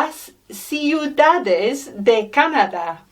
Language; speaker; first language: Spanish; non-native, fluent; English